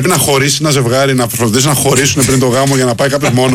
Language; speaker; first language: Greek; native; Greek